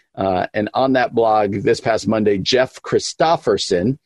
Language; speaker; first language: English; native; English